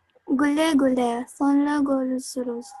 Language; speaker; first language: Turkish; non-native, learner; Indonesian